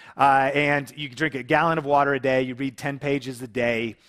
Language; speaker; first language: English; native; English